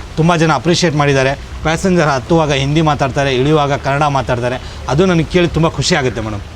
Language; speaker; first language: Kannada; native; Kannada